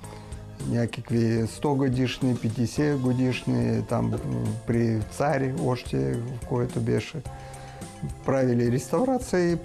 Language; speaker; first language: Bulgarian; non-native, learner; Russian